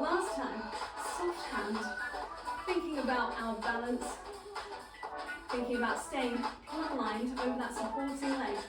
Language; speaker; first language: English; native; English